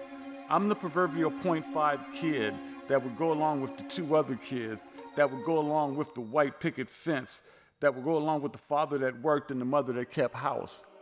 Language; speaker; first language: English; native; English